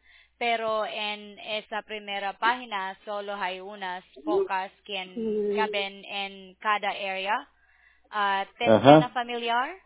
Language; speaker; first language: Spanish; non-native, learner; English